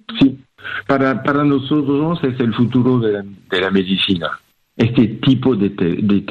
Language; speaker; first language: Spanish; non-native, fluent; French